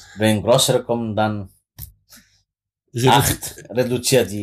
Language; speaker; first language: German; non-native, fluent; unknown